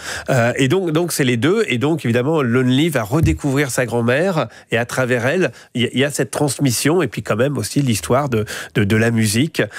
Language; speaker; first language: French; native; French